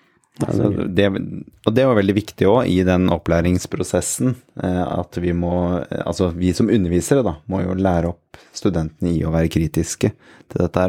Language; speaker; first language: Norwegian; native; Norwegian